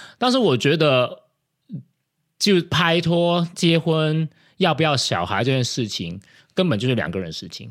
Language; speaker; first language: Chinese; non-native, local second language; Cantonese